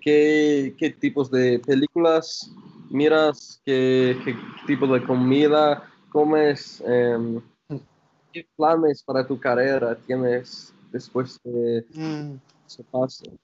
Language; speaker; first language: Spanish; non-native, fluent; English